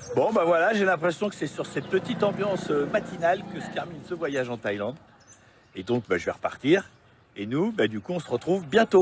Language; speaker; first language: French; native; French